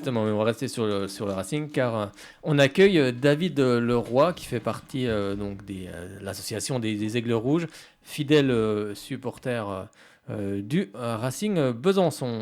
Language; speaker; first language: French; native; French